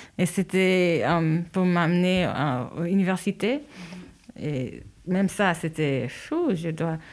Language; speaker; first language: French; non-native, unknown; Haitian Creole